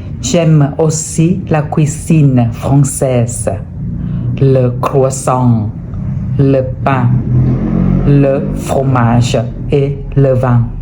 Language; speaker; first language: French; non-native, fluent; Thai